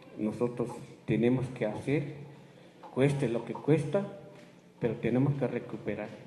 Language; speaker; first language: Spanish; non-native, local second language; Tzotzil